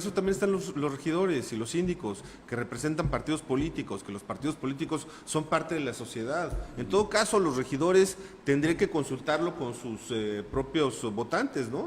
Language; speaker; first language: Spanish; native; Spanish